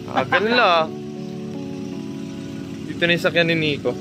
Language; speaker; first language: Filipino; native; Filipino